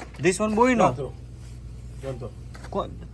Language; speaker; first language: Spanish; non-native, learner; Gujarati